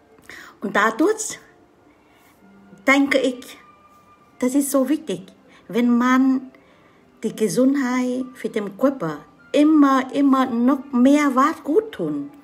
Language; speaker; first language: German; non-native, learner; Vietnamese